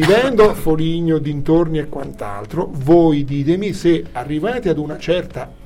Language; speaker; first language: Italian; native; Italian